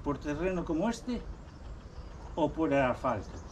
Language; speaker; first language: Spanish; native; Spanish